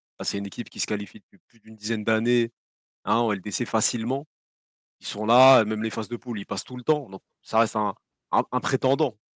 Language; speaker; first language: French; native; French